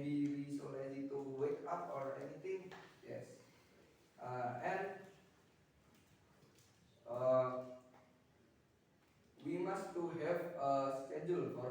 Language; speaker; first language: English; non-native, learner; Indonesian